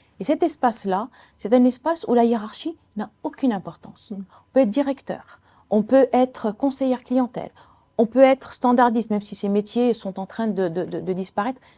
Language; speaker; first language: French; non-native, local second language; Arabic